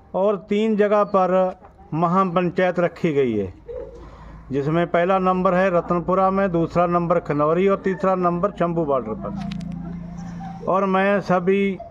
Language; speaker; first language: Hindi; non-native, local second language; Punjabi